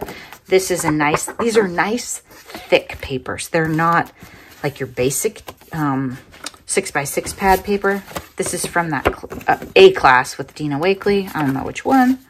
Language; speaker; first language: English; native; English